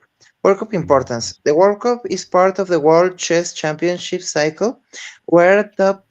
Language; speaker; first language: English; non-native, learner; Spanish